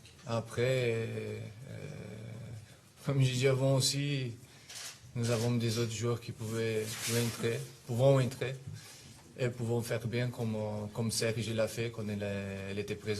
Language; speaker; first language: French; non-native, fluent; Italian